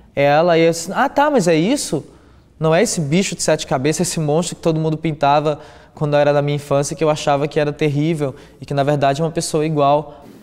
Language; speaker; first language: Portuguese; native; Portuguese